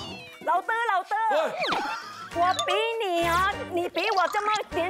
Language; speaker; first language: Chinese; non-native, fluent; Thai